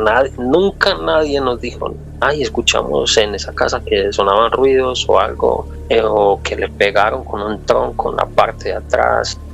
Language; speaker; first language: Spanish; native; Spanish